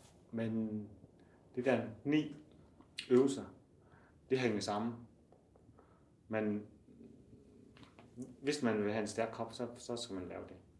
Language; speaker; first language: Danish; non-native, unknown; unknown